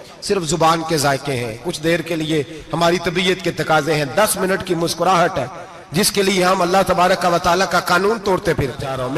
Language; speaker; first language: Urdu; non-native, local second language; Punjabi